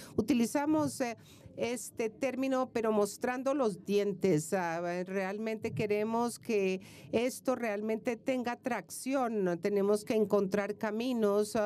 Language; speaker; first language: Spanish; non-native, fluent; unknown